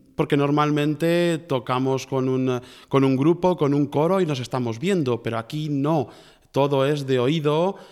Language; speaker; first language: Spanish; native; Spanish